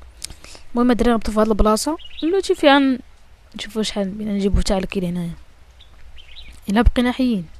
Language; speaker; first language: Arabic; native; Arabic